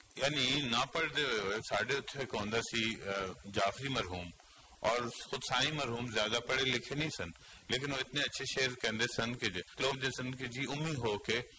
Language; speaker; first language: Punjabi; non-native, local second language; Northern Hindko